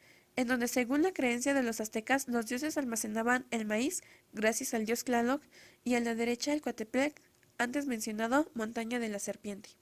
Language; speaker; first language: Spanish; native; Spanish